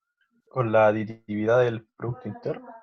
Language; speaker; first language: Spanish; native; Spanish